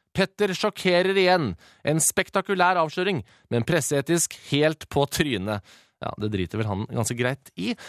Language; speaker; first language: Norwegian; native; Norwegian